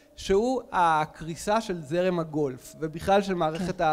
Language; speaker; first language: Hebrew; native; Hebrew